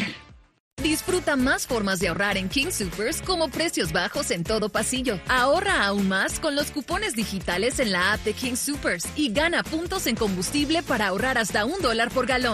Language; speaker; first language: Spanish; native; Spanish